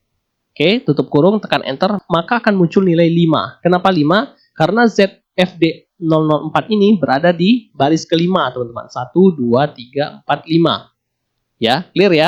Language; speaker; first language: Indonesian; native; Indonesian